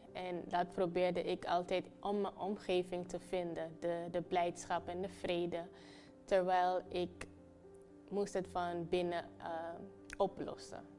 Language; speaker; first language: Dutch; non-native, local second language; Papiamento